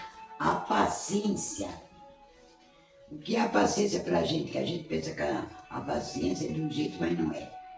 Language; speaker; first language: Portuguese; native; Portuguese